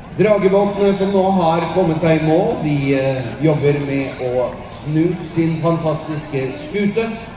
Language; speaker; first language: Norwegian; native; Norwegian